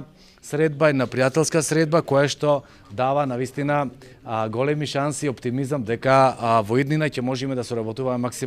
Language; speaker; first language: Macedonian; native; Macedonian